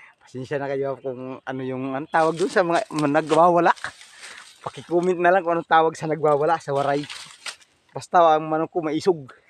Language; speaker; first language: Filipino; non-native, local second language; Waray